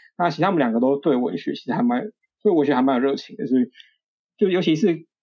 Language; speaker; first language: Chinese; native; Chinese